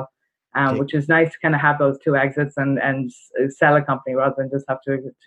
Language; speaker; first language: English; native; English